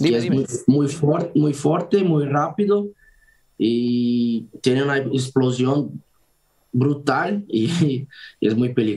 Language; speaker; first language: Spanish; non-native, fluent; Portuguese